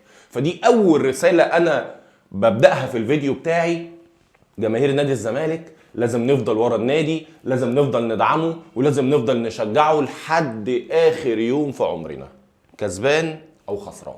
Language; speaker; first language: Arabic; native; Arabic